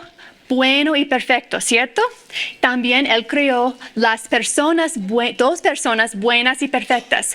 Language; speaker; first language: Spanish; non-native, fluent; English